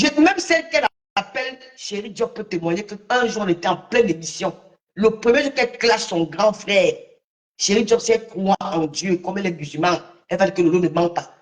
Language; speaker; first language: French; native; French